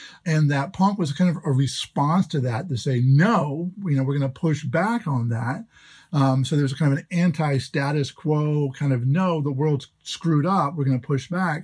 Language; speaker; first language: English; native; English